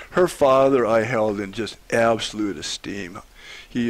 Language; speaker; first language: English; native; English